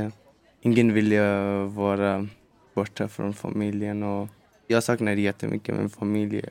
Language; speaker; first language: Swedish; non-native, learner; Persian